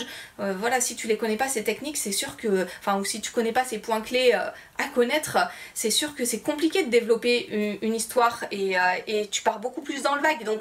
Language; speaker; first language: French; native; French